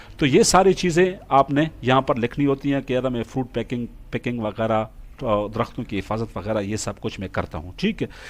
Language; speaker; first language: Urdu; non-native, local second language; Punjabi